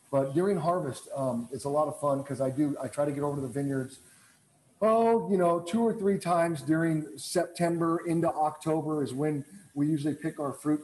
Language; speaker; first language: English; native; English